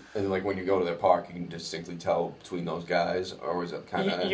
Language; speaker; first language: English; native; English